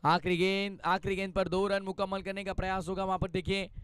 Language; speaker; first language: Hindi; non-native, local second language; Marathi